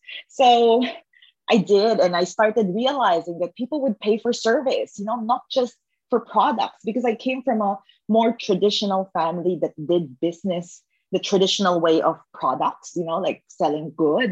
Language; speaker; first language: English; non-native, local second language; Filipino